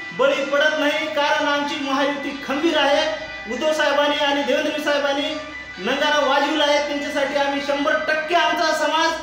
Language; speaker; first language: Marathi; non-native, local second language; Lambadi